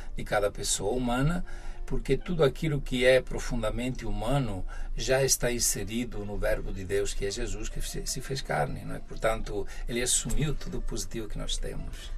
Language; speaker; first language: Portuguese; non-native, fluent; Italian